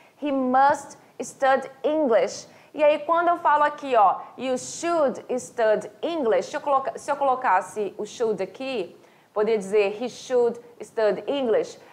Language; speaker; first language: English; non-native, fluent; Portuguese